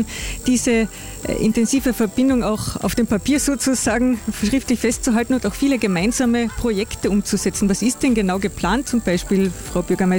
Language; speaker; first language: German; native; German